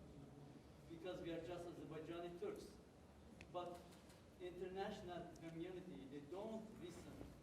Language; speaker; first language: English; non-native, learner; Azerbaijani